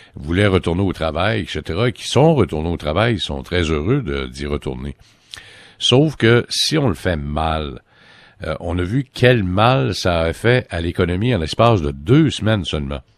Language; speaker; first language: French; native; French